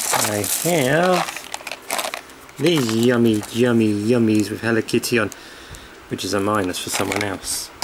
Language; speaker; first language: English; native; English